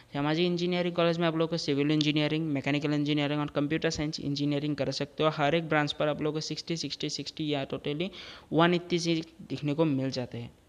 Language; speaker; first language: Hindi; non-native, local second language; Assamese